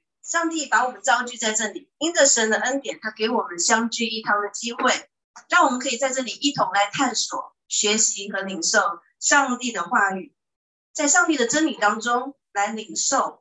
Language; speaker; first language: Chinese; native; Chinese